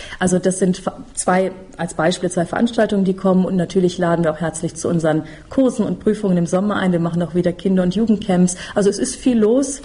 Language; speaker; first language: German; native; German